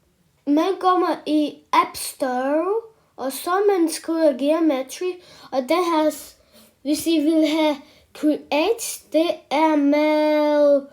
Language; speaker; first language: Danish; early bilingual, other home language; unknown